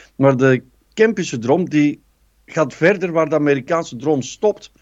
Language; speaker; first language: Dutch; native; Dutch